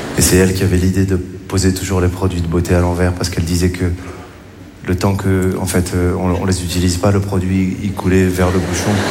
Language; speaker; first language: French; native; French